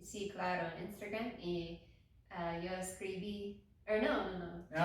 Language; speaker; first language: Spanish; non-native, learner; English